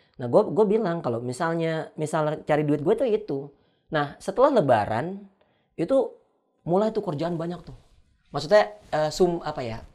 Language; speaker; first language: Indonesian; native; Indonesian